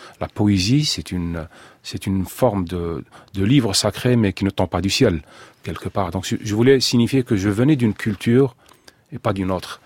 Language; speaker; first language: French; non-native, local second language; Arabic